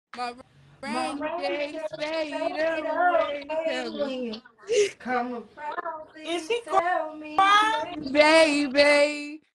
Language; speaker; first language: English; native; English